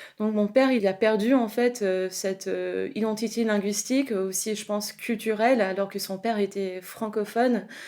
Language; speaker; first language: French; non-native, fluent; English